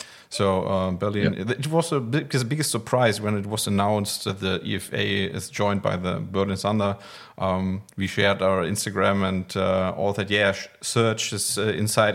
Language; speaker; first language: English; non-native, learner; German